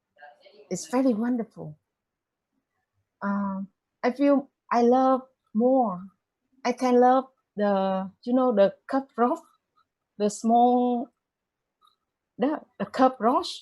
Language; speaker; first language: English; non-native, learner; Vietnamese